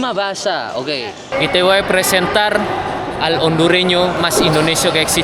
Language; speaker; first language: Spanish; non-native, fluent; Indonesian